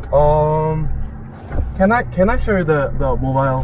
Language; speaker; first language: English; non-native, learner; Korean